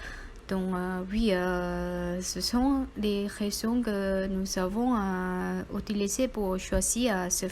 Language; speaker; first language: French; non-native, learner; Thai